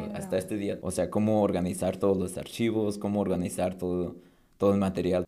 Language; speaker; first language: Spanish; early bilingual, heritage; Spanish